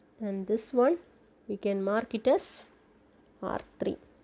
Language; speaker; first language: English; non-native, local second language; Malayalam